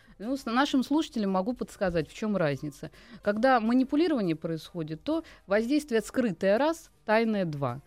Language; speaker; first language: Russian; native; Russian